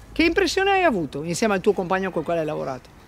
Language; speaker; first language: Italian; native; Italian